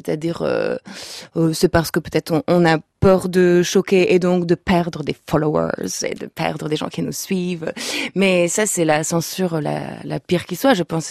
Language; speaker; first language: French; non-native, fluent; Lithuanian